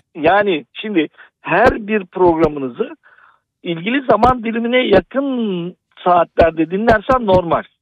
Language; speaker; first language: Turkish; native; Turkish